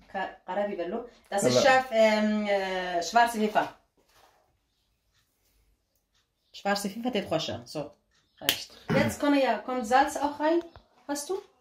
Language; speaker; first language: German; non-native, learner; Kurdish